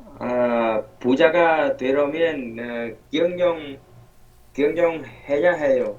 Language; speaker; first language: Korean; non-native, learner; Vietnamese